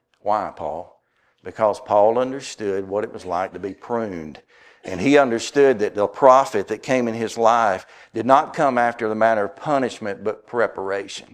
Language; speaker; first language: English; native; English